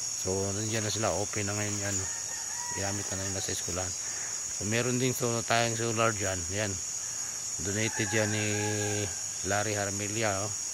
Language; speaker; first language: Filipino; non-native, local second language; Cebuano